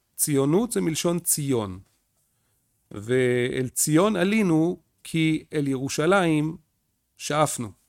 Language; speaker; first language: Hebrew; native; Hebrew